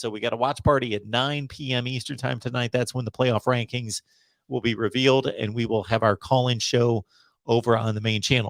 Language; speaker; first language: English; native; English